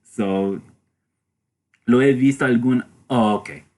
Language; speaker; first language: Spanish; non-native, learner; English